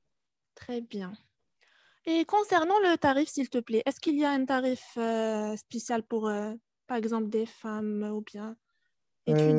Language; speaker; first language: French; non-native, fluent; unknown